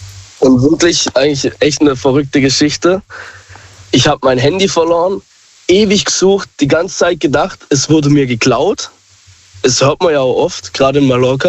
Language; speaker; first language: German; native; German